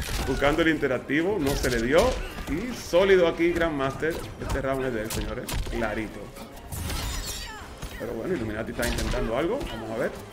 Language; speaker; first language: Spanish; native; Spanish